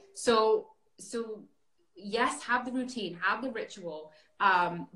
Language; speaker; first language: English; native; English